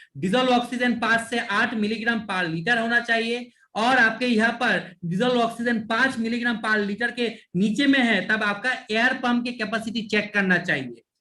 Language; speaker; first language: Hindi; non-native, local second language; Bangla